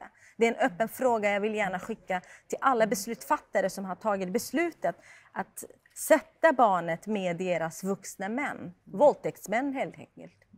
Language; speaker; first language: Swedish; non-native, fluent; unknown